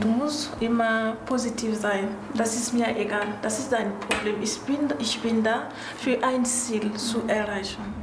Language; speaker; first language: German; non-native, learner; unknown